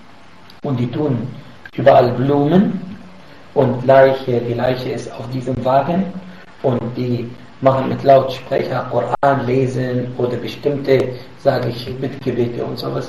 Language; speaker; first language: German; non-native, fluent; Arabic